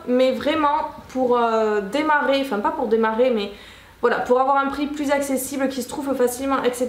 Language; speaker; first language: French; native; French